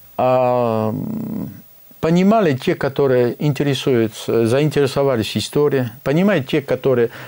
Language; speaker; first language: Russian; non-native, fluent; French